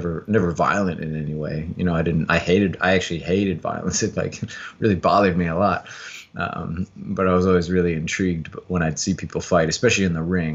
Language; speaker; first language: English; native; English